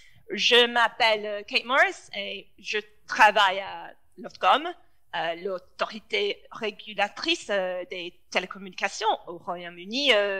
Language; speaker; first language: French; non-native, learner; English